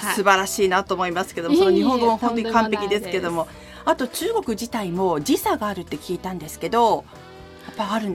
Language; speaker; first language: Japanese; native; Japanese